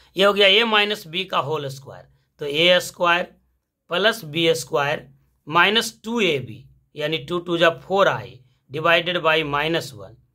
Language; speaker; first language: Hindi; native; Hindi